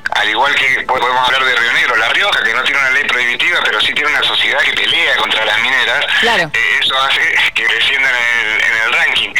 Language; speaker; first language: Spanish; native; Spanish